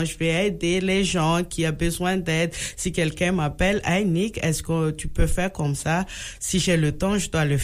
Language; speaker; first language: French; non-native, learner; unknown